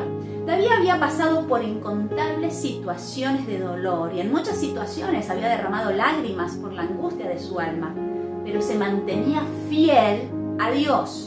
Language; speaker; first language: Spanish; native; Spanish